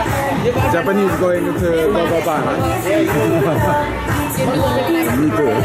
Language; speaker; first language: English; non-native, learner; Japanese